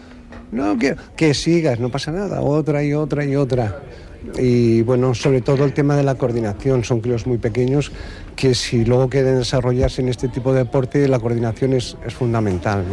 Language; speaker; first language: Spanish; non-native, local second language; Catalan